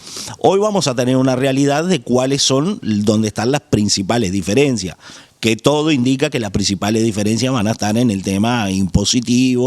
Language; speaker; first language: Spanish; native; Spanish